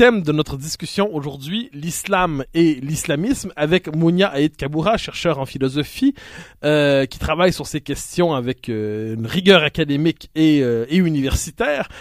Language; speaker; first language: French; native; French